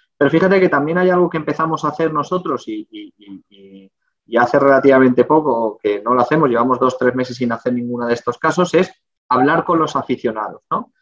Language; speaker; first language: Spanish; native; Spanish